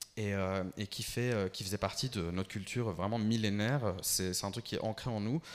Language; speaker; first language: French; early bilingual, other home language; Albanian